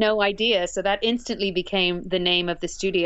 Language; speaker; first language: English; native; English